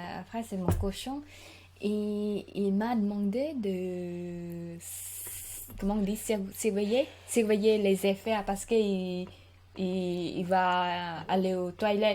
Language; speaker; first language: French; non-native, learner; Khmer